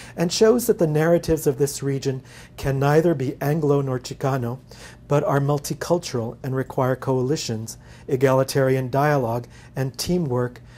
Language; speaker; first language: English; native; English